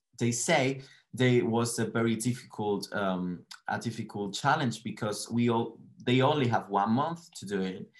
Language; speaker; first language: English; non-native, learner; Spanish